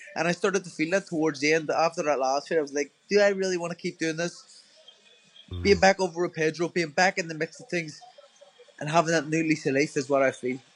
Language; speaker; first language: English; native; English